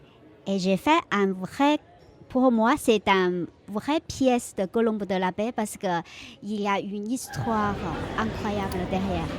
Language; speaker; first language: French; non-native, fluent; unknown